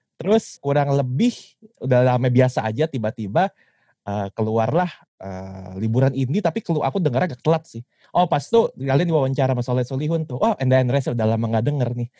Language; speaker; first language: Indonesian; native; Indonesian